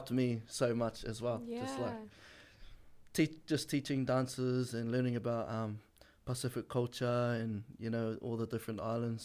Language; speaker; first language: English; native; English